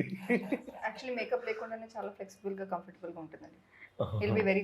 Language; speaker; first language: Telugu; non-native, learner; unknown